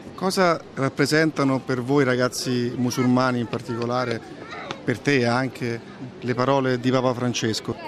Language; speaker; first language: Italian; native; Italian